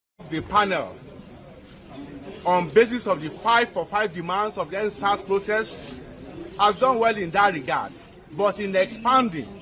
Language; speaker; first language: English; non-native, local second language; Yoruba